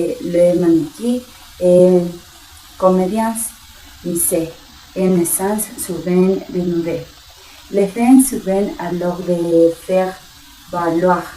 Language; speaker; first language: French; non-native, learner; Spanish